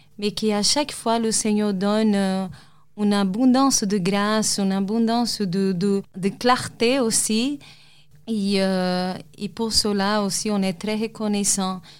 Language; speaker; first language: French; non-native, fluent; Portuguese